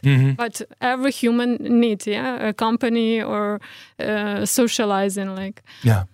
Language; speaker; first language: English; non-native, fluent; Ukrainian